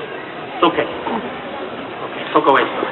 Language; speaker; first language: Spanish; non-native, fluent; Italian